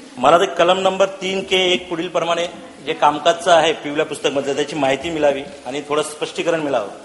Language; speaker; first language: Marathi; non-native, local second language; Hindi